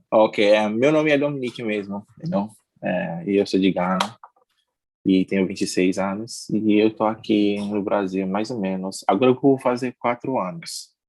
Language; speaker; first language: Portuguese; non-native, learner; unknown